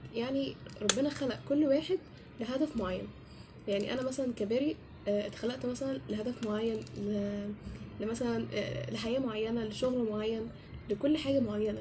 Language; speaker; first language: Arabic; native; Arabic